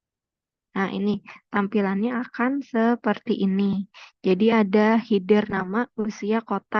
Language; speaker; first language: Indonesian; native; Indonesian